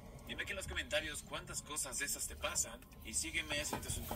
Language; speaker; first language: Spanish; native; Spanish